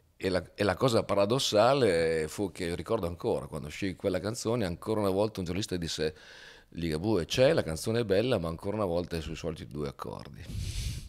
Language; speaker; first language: Italian; native; Italian